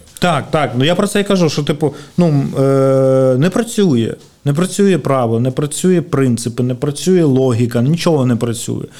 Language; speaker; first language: Ukrainian; native; Ukrainian